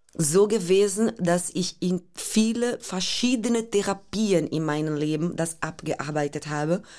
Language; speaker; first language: German; non-native, fluent; Portuguese